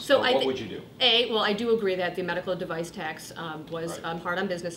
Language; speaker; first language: English; native; English